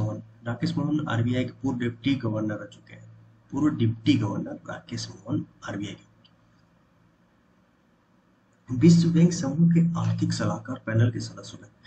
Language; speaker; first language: Hindi; native; Hindi